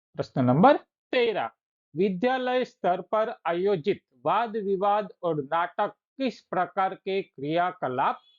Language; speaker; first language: Hindi; non-native, local second language; Gujarati